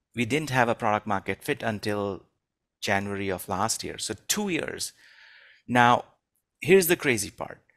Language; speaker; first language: English; non-native, local second language; Hindi